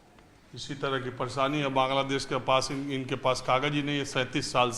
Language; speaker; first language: Hindi; native; Hindi